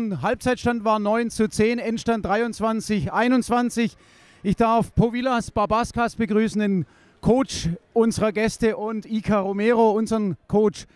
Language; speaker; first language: German; native; German